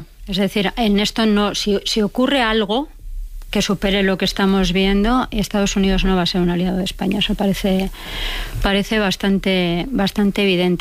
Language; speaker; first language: Spanish; native; Spanish